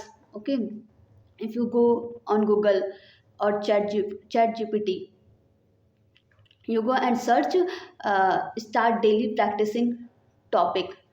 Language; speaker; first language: English; non-native, learner; Hindi